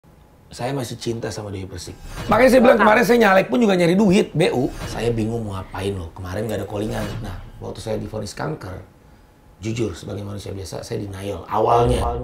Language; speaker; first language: Indonesian; native; Indonesian